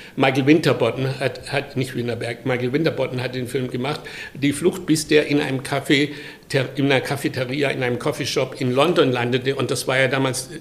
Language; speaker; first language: German; native; German